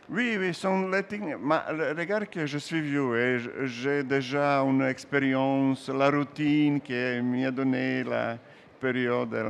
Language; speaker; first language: French; non-native, learner; Serbian